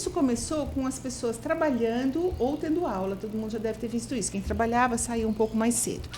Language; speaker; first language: Portuguese; native; Portuguese